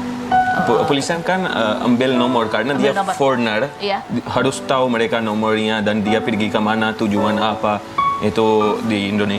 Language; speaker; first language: Indonesian; non-native, fluent; Hindi